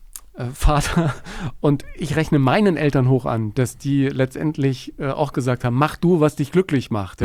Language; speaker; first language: German; native; German